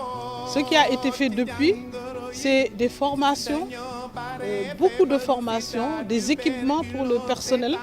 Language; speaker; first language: French; non-native, local second language; Wolof